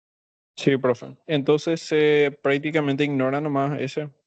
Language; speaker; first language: Spanish; native; Spanish